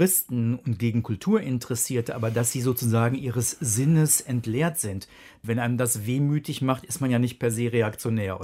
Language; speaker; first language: German; native; German